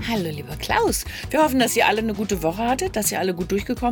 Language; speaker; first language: German; native; German